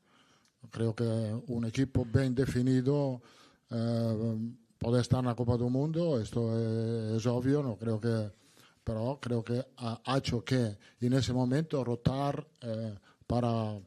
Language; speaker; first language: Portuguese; non-native, learner; Italian